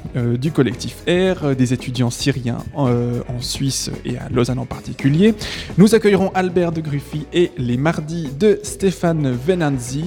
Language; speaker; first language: French; native; French